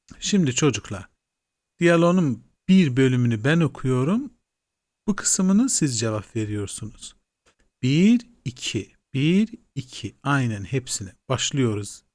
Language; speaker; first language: Turkish; non-native, fluent; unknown